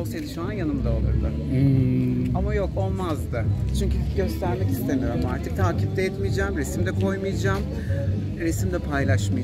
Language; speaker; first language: Turkish; native; Turkish